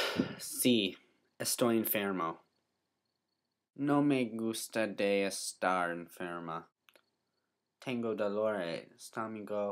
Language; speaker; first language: Spanish; non-native, learner; English